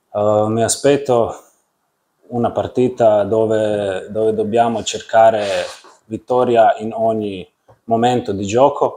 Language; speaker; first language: Italian; non-native, learner; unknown